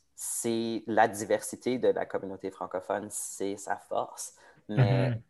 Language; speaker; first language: French; native; French